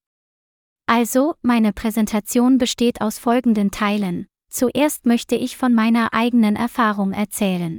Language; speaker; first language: German; non-native, fluent; Vietnamese